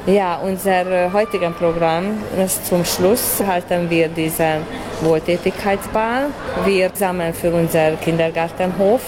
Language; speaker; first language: German; native; German